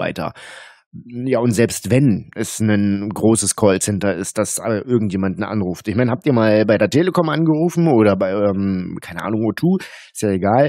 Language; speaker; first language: German; native; German